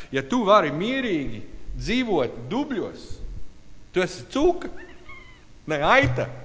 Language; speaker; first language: Latvian; non-native, learner; English